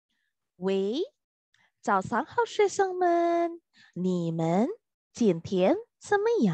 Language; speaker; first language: Chinese; non-native, fluent; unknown